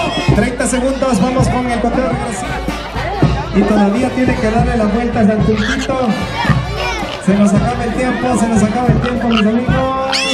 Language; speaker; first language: Spanish; native; Spanish